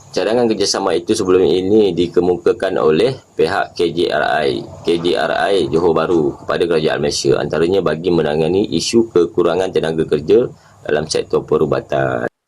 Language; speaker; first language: Malay; native; Malay